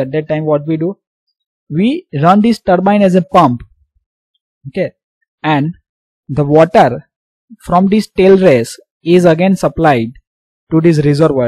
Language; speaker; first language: English; non-native, local second language; Gujarati